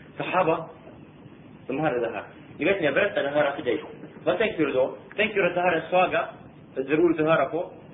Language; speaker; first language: Swedish; non-native, fluent; Arabic